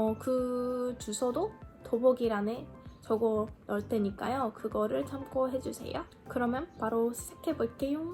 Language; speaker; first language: Korean; non-native, fluent; Japanese